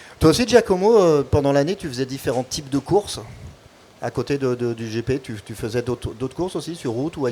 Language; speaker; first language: French; native; French